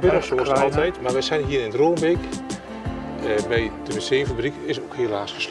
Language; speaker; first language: Dutch; native; Dutch